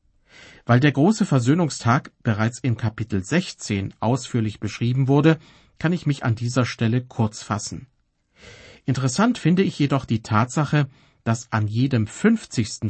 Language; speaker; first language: German; native; German